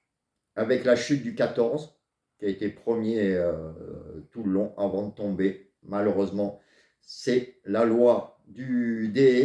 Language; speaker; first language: French; native; French